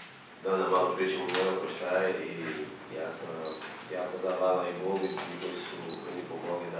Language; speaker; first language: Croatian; non-native, learner; Portuguese